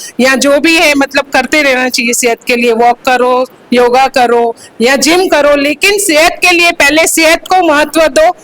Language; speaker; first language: Hindi; non-native, local second language; Sindhi